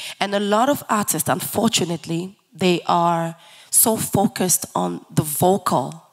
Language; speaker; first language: English; early bilingual, other home language; Lingala